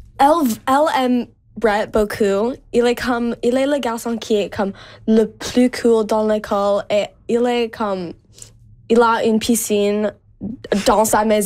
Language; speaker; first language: French; non-native, local second language; English